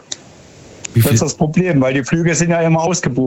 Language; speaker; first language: German; native; German